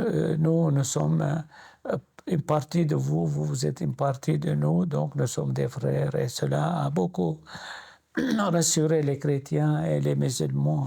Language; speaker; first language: French; non-native, fluent; Arabic